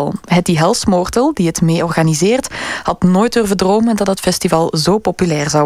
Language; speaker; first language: Dutch; native; Dutch